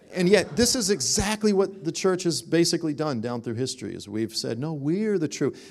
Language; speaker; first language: English; native; English